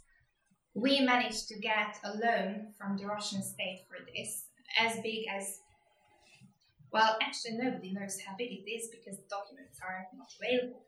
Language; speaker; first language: English; non-native, fluent; Hungarian